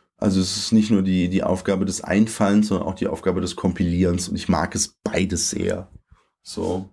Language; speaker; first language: German; native; German